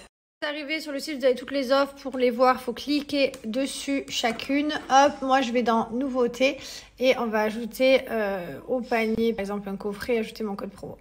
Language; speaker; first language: French; native; French